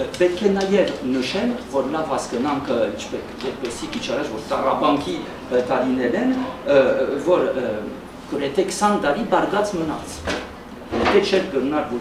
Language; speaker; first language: Armenian; early bilingual, heritage; Armenian